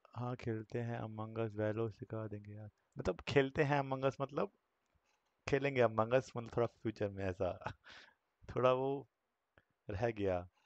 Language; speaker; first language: Hindi; native; Hindi